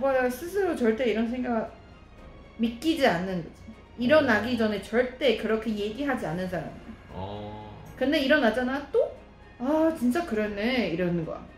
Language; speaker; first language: Korean; non-native, fluent; Chinese